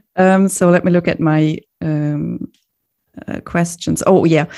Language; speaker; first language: English; non-native, fluent; German